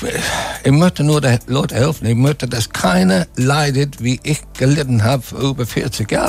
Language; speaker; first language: German; non-native, fluent; English